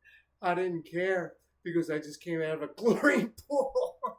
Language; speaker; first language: English; native; English